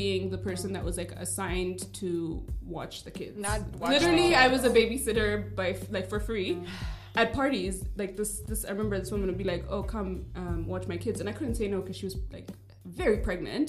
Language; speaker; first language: English; non-native, local second language; Kinyarwanda